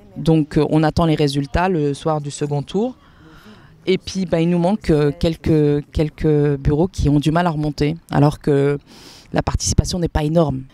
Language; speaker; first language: French; native; French